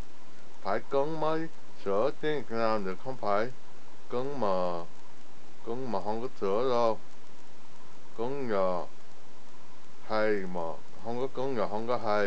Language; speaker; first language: Vietnamese; early bilingual, heritage; Vietnamese